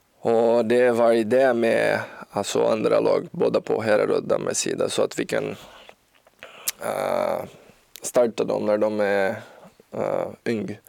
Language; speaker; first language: Swedish; non-native, learner; Portuguese